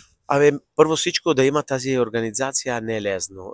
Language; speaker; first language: Bulgarian; non-native, fluent; Italian